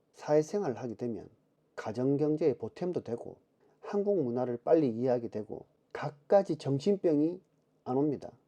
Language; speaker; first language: Korean; native; Korean